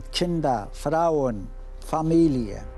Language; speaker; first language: German; non-native, fluent; Turkish